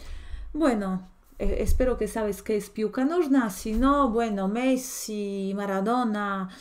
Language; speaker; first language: Spanish; non-native, fluent; Polish